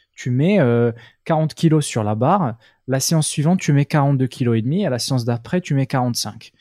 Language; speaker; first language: French; non-native, local second language; Arabic